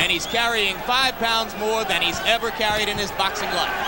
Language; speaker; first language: English; native; English